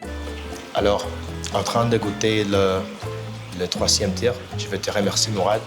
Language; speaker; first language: French; non-native, fluent; Spanish